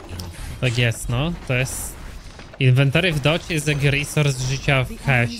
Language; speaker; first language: Polish; native; Polish